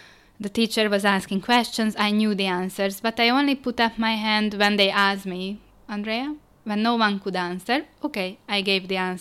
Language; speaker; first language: English; non-native, fluent; Hungarian